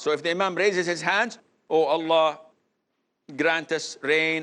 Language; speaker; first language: English; non-native, fluent; Arabic